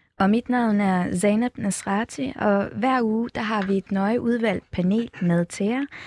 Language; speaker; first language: Danish; early bilingual, other home language; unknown